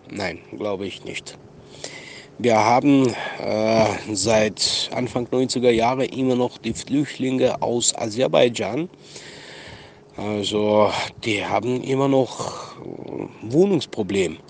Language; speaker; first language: German; non-native, fluent; Armenian